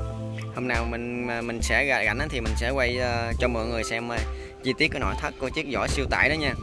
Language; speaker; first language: Vietnamese; native; Vietnamese